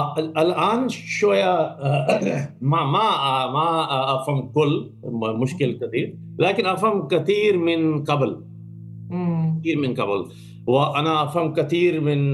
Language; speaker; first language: Arabic; non-native, learner; Urdu